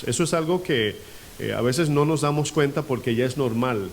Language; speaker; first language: Spanish; native; Spanish